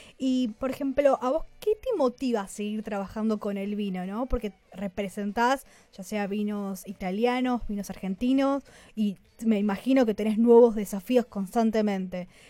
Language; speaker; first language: Spanish; native; Spanish